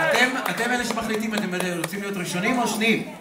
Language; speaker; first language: Hebrew; native; Hebrew